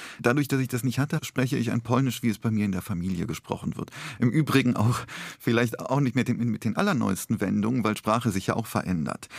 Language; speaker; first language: German; early bilingual, other home language; Polish